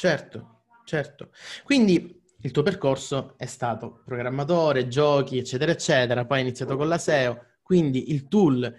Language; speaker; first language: Italian; native; Italian